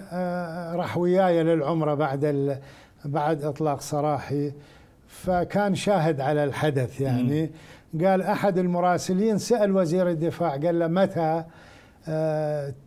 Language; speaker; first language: Arabic; native; Arabic